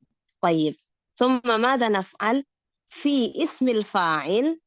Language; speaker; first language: Arabic; non-native, fluent; Indonesian